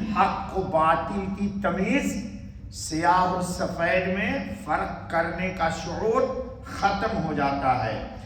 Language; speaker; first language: Urdu; native; Urdu